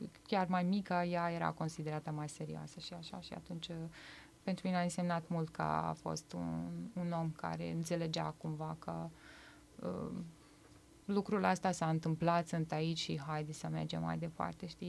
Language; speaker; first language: Romanian; non-native, fluent; Bosnian